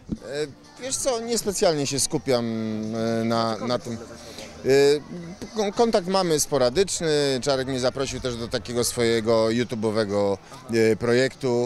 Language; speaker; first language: Polish; native; Polish